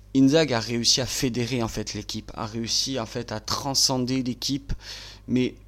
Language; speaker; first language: French; native; French